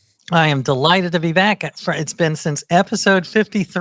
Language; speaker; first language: English; native; English